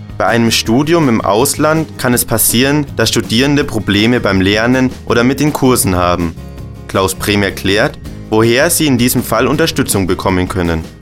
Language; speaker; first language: German; native; German